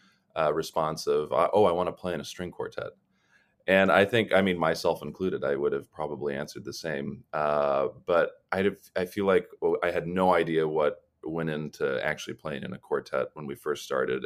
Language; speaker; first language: English; native; English